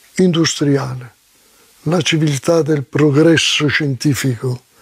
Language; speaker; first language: Italian; native; Italian